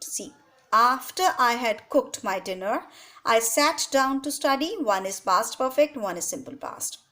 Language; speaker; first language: English; non-native, local second language; Hindi